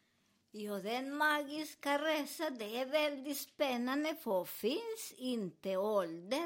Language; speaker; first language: Swedish; non-native, learner; Spanish